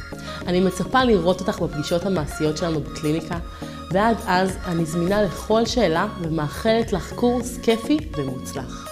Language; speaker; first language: Hebrew; native; Hebrew